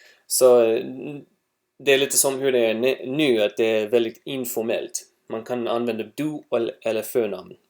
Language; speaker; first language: Swedish; non-native, learner; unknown